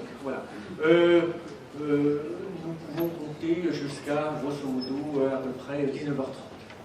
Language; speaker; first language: French; native; French